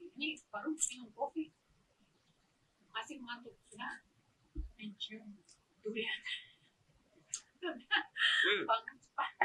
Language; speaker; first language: Indonesian; non-native, learner; Russian